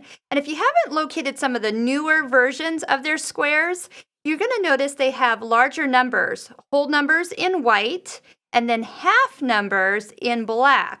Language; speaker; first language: English; native; English